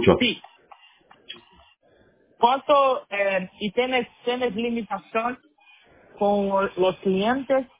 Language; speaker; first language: Spanish; non-native, learner; Portuguese